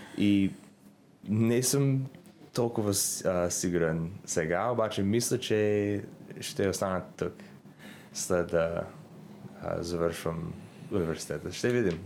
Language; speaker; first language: Bulgarian; non-native, learner; English